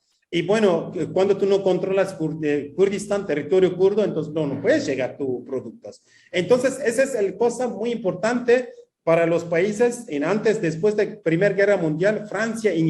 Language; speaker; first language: Spanish; non-native, fluent; Kurdish